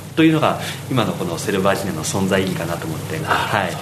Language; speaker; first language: Japanese; native; Japanese